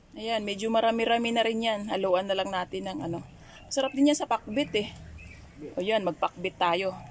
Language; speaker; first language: Filipino; non-native, local second language; Waray